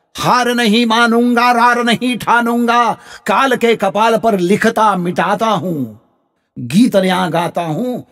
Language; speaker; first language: Hindi; native; Hindi